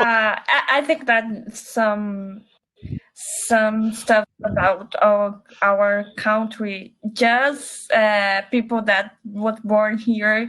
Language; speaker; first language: English; non-native, learner; Portuguese